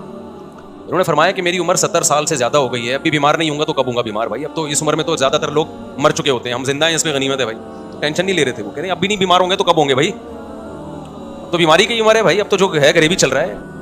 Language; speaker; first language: Urdu; native; Urdu